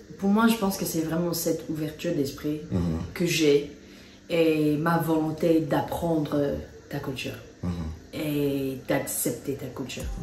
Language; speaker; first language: French; non-native, fluent; English